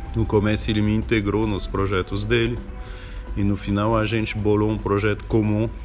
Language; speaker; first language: Portuguese; non-native, fluent; French